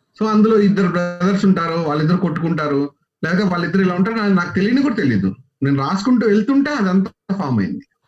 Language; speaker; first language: Telugu; native; Telugu